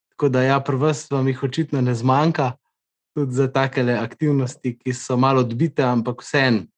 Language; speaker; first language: Slovenian; native; Slovenian